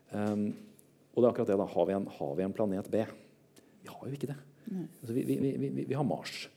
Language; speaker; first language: Norwegian; native; Norwegian